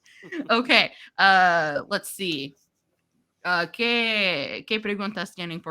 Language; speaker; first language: Spanish; non-native, learner; English